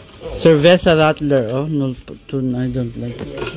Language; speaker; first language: English; non-native, learner; Filipino